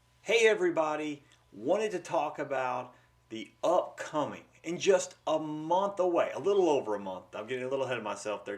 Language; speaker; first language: English; native; English